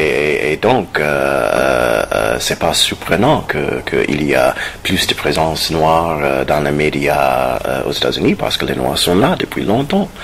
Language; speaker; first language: French; non-native, fluent; English